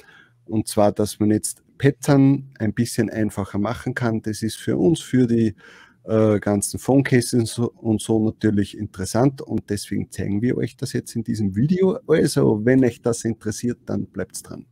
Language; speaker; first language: German; native; German